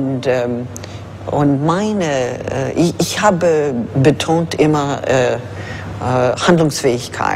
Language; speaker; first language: German; non-native, fluent; English